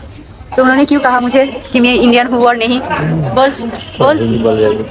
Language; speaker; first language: Hindi; non-native, learner; Bangla